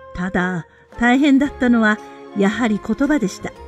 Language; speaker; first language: Japanese; native; Japanese